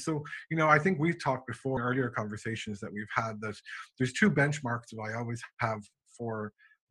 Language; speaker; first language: English; native; English